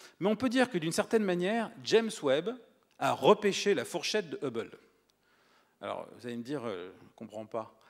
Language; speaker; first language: French; native; French